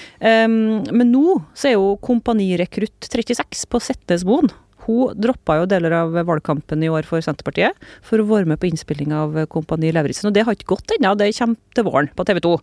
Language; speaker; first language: Norwegian; native; Norwegian